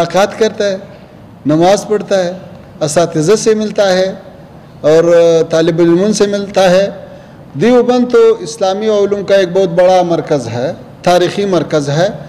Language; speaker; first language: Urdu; non-native, fluent; Pashto